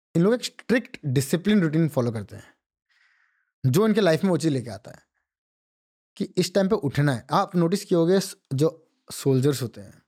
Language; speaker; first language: Hindi; non-native, local second language; Odia